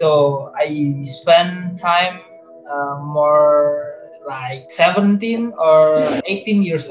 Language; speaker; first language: English; non-native, learner; Indonesian